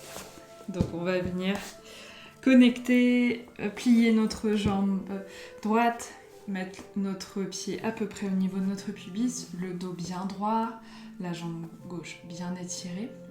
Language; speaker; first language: French; native; French